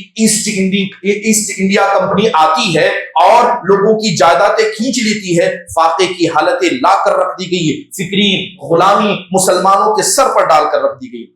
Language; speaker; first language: Urdu; native; Urdu